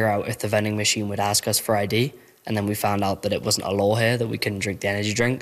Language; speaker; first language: English; native; English